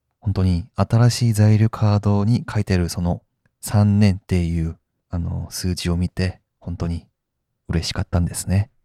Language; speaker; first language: Japanese; non-native, fluent; Korean